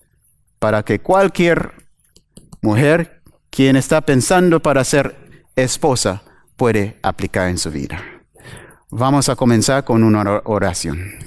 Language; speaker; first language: Spanish; non-native, fluent; English